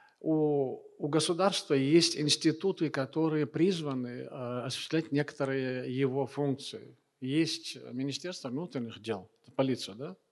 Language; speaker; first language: Russian; non-native, local second language; Chechen